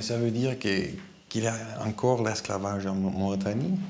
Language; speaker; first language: French; non-native, learner; Dutch